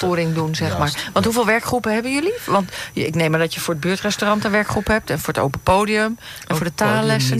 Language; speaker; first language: Dutch; native; Dutch